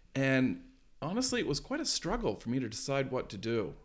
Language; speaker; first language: English; native; English